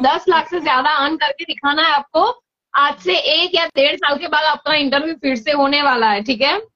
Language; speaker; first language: Hindi; non-native, local second language; Gujarati